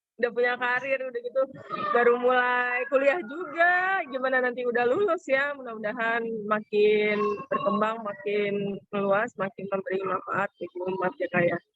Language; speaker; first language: Indonesian; native; Indonesian